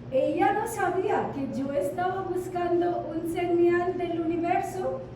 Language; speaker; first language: Spanish; non-native, fluent; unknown